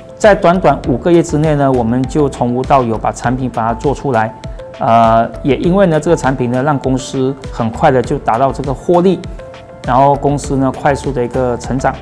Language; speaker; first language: Chinese; native; Chinese